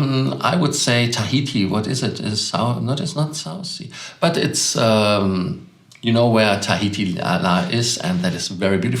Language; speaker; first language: English; non-native, fluent; German